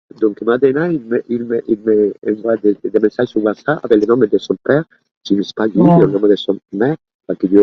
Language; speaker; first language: French; non-native, learner; Spanish